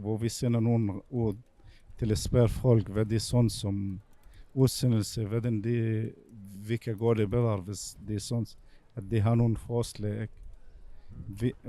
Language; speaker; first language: Danish; non-native, fluent; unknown